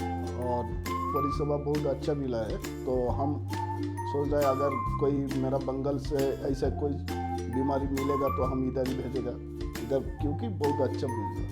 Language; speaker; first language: Hindi; non-native, local second language; Bangla